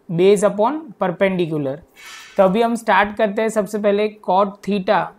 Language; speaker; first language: Hindi; non-native, local second language; Gujarati